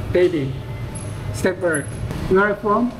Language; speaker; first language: English; non-native, learner; Korean